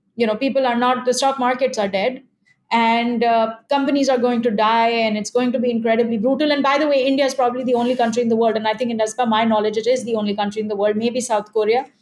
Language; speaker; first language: English; non-native, local second language; Hindi